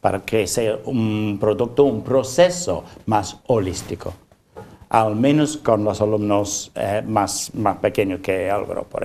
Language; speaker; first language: Spanish; non-native, fluent; English